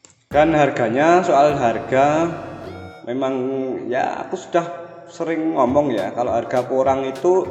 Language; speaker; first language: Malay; non-native, local second language; Javanese